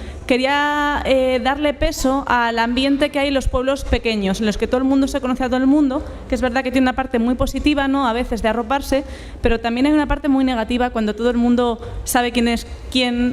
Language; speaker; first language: Spanish; native; Spanish